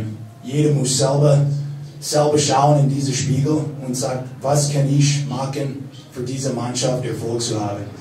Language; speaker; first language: German; non-native, fluent; English